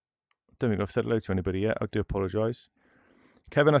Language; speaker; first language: English; native; English